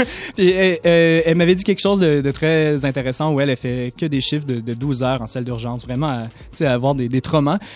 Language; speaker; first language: French; native; French